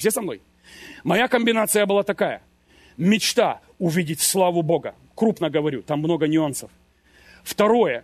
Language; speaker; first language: Russian; native; Russian